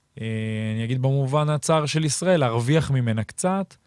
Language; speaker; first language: Hebrew; native; Hebrew